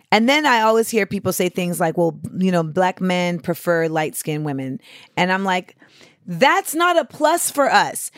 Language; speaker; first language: English; native; English